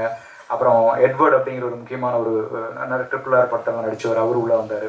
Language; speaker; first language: Tamil; native; Tamil